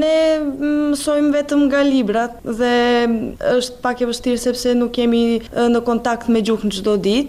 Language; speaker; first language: Albanian; non-native, fluent; Serbian